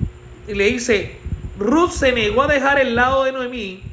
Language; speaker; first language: Spanish; native; Spanish